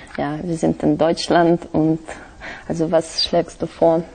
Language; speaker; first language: German; non-native, learner; Russian